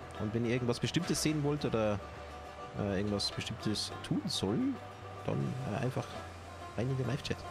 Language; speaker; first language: German; native; German